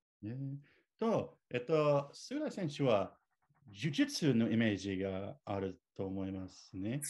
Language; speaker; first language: Japanese; non-native, learner; English